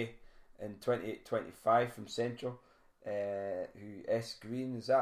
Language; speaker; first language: English; native; English